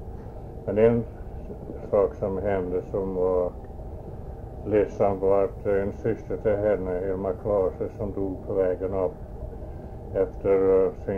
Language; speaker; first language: Swedish; early bilingual, heritage; Swedish